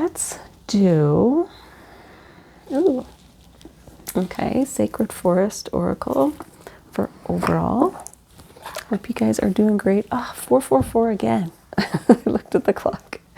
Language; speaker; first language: English; native; English